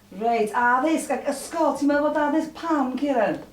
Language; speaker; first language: Welsh; native; Welsh